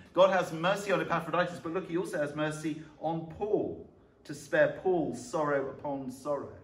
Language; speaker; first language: English; native; English